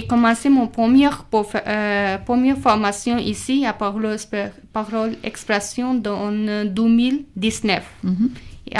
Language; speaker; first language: French; non-native, learner; Urdu